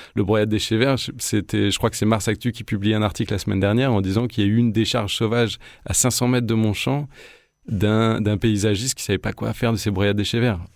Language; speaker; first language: French; native; French